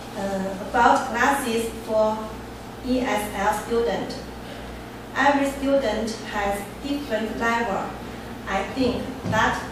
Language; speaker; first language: English; non-native, learner; Chinese